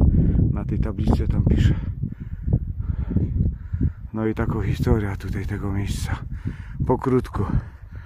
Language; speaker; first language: Polish; native; Polish